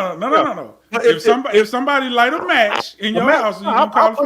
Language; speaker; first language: English; native; English